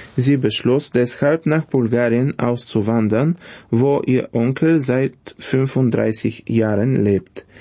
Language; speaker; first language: German; non-native, fluent; Bulgarian